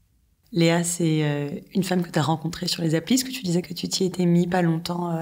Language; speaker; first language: French; native; French